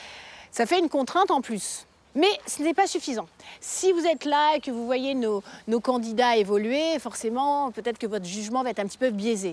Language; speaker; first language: French; native; French